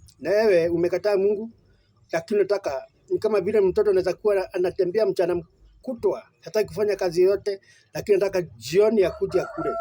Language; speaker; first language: Swahili; non-native, local second language; Kikuyu